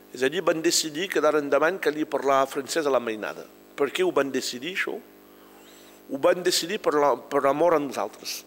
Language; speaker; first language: Catalan; non-native, local second language; French